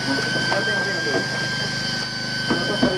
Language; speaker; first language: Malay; non-native, local second language; Chinese